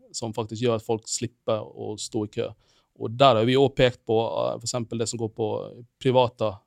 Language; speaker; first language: Norwegian; non-native, fluent; Finnish